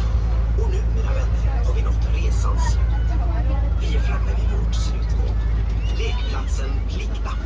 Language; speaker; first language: Swedish; native; Swedish